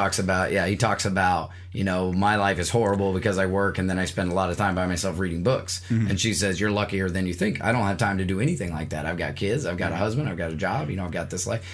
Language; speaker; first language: English; native; English